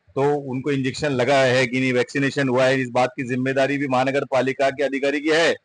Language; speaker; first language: Hindi; non-native, local second language; Urdu